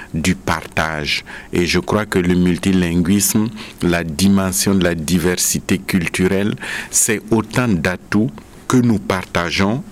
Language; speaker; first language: French; non-native, local second language; Mossi